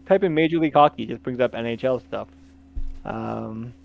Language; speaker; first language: English; native; English